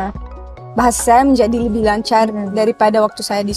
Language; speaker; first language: Indonesian; non-native, learner; Arabic